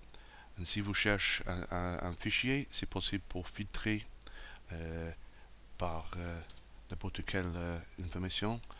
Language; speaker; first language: French; non-native, learner; English